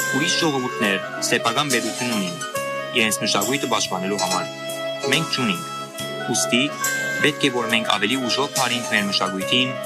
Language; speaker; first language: Armenian; native; Armenian